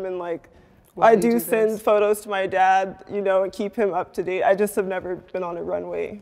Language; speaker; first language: English; native; English